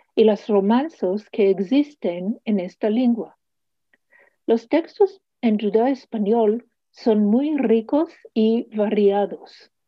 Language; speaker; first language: Spanish; early bilingual, heritage; Hebrew